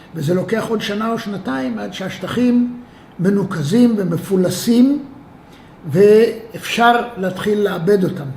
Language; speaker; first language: Hebrew; native; Hebrew